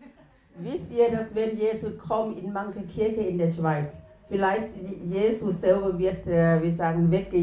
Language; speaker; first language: German; non-native, learner; Thai